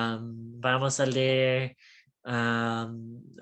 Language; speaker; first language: Spanish; non-native, learner; English